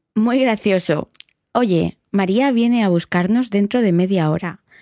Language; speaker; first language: English; non-native, fluent; Spanish